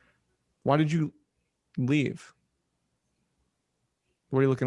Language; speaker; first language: English; native; English